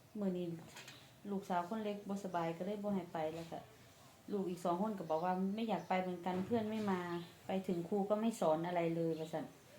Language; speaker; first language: Thai; native; Thai